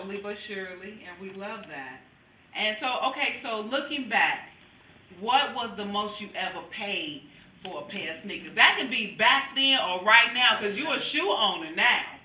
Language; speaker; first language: English; native; English